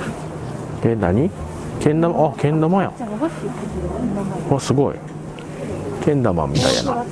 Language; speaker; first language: Japanese; native; Japanese